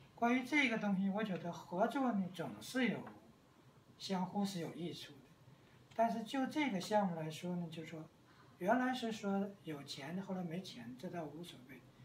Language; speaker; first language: Chinese; native; Chinese